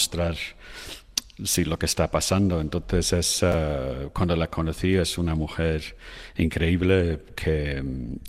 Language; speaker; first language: Spanish; non-native, fluent; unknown